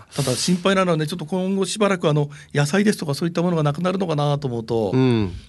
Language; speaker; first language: Japanese; native; Japanese